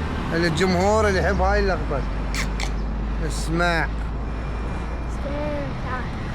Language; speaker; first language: Arabic; native; Arabic